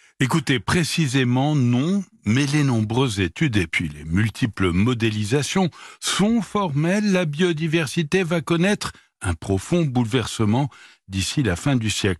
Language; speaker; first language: French; native; French